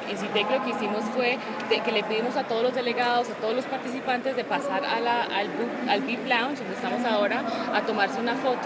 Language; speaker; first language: Spanish; early bilingual, heritage; Spanish